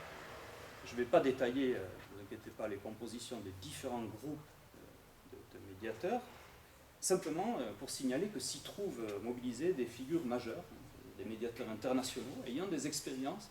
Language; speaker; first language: French; native; French